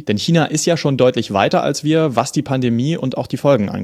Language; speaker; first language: German; native; German